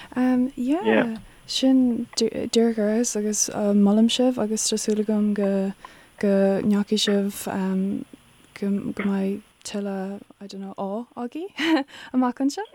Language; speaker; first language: Irish; non-native, local second language; English